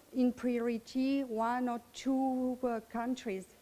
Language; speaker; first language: English; non-native, learner; French